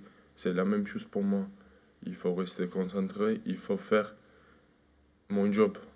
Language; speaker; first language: French; non-native, fluent; Turkish